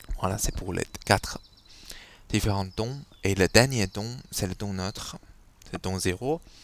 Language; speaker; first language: French; non-native, fluent; Chinese